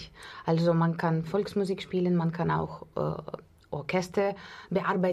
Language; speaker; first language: German; non-native, learner; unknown